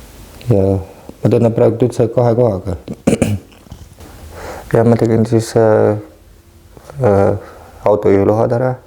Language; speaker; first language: Estonian; native; Estonian